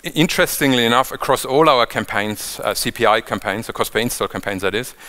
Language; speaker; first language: English; non-native, fluent; German